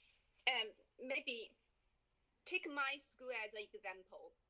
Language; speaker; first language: English; non-native, learner; Chinese